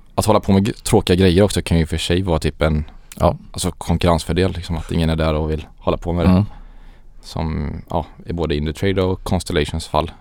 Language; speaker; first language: Swedish; native; Swedish